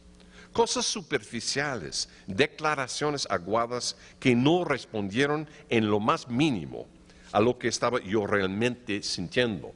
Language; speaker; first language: Spanish; non-native, fluent; English